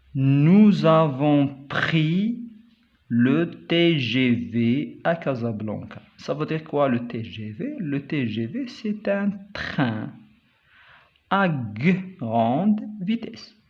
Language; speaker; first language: French; non-native, local second language; Arabic